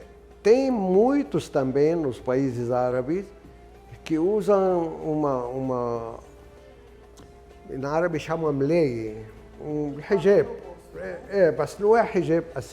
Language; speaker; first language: Portuguese; non-native, fluent; Arabic